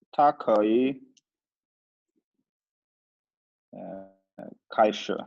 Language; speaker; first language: Chinese; non-native, learner; Swedish